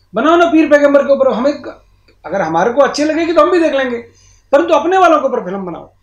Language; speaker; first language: Hindi; native; Hindi